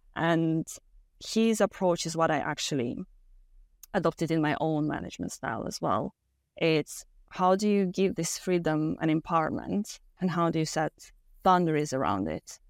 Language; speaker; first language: English; non-native, fluent; Romanian